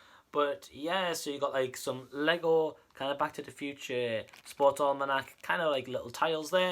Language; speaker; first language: English; native; English